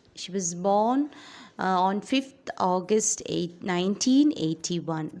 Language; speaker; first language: English; non-native, local second language; Malayalam